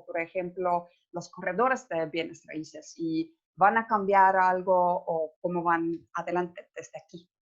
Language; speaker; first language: Spanish; non-native, fluent; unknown